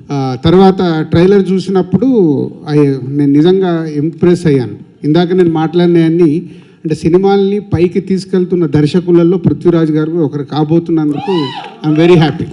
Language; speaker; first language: Telugu; native; Telugu